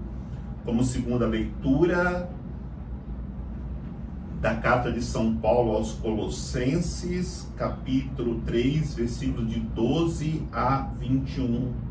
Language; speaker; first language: Portuguese; native; Portuguese